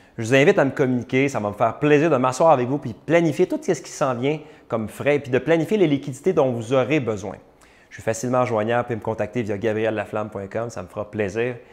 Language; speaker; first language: French; native; French